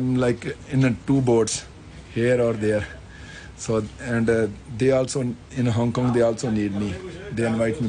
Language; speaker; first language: English; non-native, local second language; Punjabi